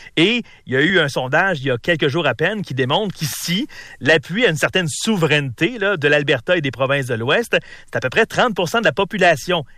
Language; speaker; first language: French; native; French